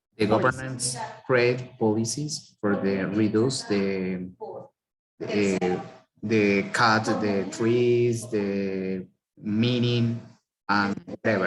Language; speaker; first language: English; non-native, learner; Spanish